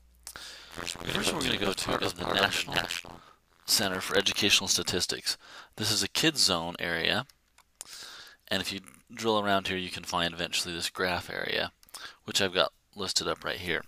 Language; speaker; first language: English; native; English